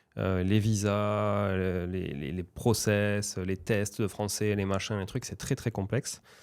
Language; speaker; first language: French; native; French